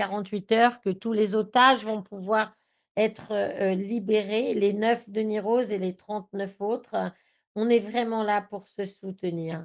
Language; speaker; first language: French; native; French